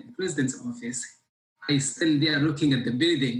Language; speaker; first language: English; non-native, local second language; Kinyarwanda